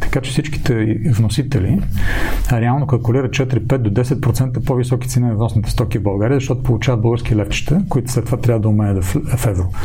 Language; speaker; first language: Bulgarian; native; Bulgarian